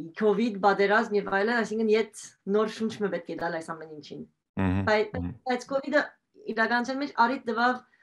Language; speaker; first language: Armenian; early bilingual, heritage; Armenian